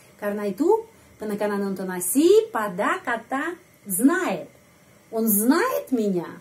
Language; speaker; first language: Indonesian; non-native, fluent; Russian